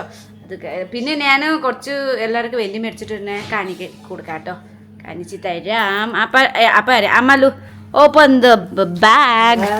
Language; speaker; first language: Malayalam; non-native, learner; Nepali